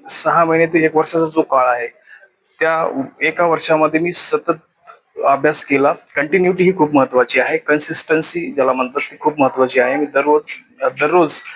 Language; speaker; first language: Marathi; native; Marathi